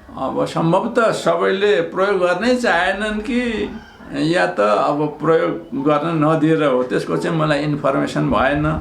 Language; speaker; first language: Nepali; non-native, local second language; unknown